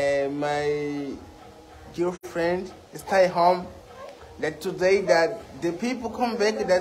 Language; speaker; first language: English; non-native, learner; Portuguese